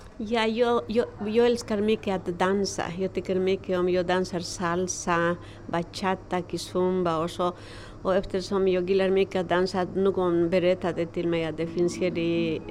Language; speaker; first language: Swedish; non-native, learner; Spanish